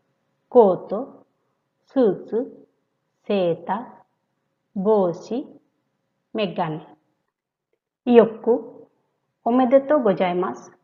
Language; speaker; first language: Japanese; non-native, fluent; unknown